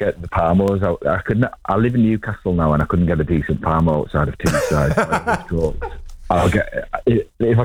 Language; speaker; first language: English; native; English